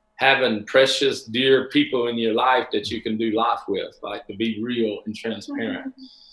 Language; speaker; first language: English; native; English